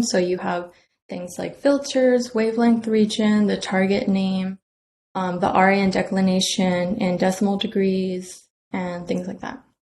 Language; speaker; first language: English; native; English